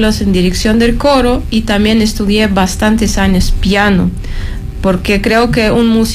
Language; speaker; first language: Spanish; non-native, fluent; Ukrainian